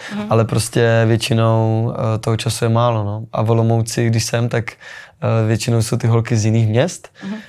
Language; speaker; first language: Czech; native; Czech